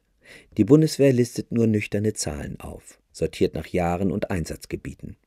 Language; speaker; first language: German; native; German